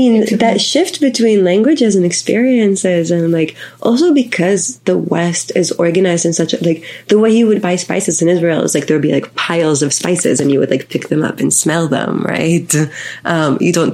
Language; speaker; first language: English; non-native, fluent; Hebrew